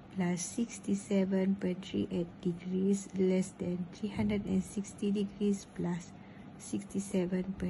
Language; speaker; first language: English; non-native, local second language; Malay